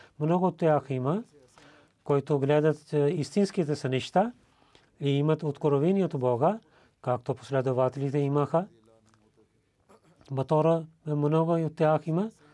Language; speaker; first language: Bulgarian; non-native, learner; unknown